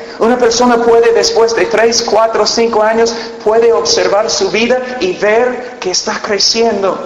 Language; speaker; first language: Spanish; non-native, fluent; English